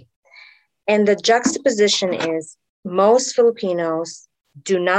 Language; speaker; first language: English; non-native, local second language; Filipino